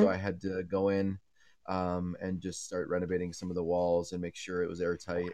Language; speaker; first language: English; native; English